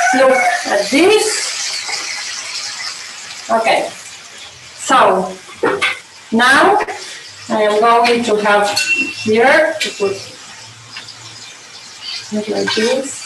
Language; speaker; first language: English; non-native, learner; Spanish